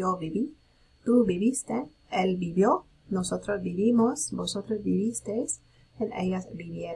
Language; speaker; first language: Spanish; non-native, fluent; English